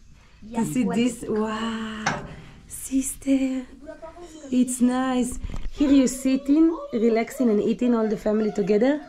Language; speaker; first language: English; non-native, learner; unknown